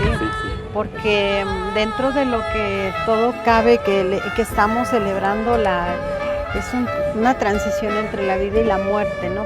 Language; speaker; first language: Spanish; native; Spanish